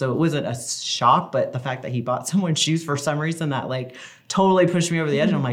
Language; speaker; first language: English; native; English